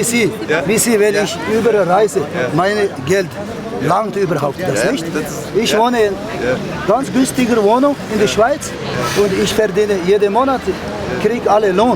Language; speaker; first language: German; non-native, learner; Tibetan